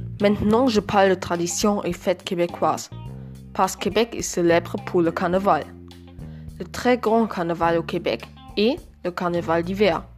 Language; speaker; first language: French; non-native, learner; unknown